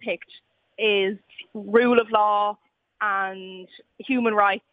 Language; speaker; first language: English; native; English